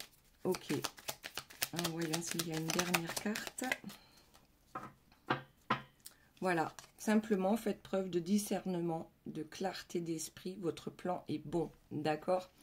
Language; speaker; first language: French; native; French